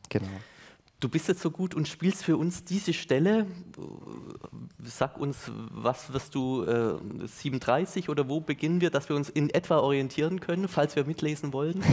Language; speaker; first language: German; native; German